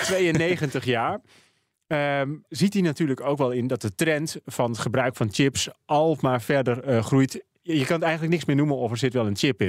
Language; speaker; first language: Dutch; native; Dutch